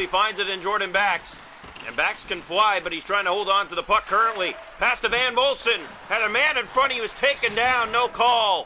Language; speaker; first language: English; native; English